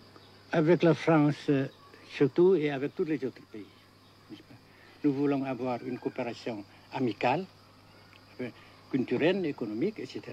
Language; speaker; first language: French; non-native, fluent; Vietnamese